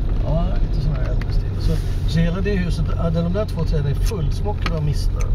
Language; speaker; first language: Swedish; native; Swedish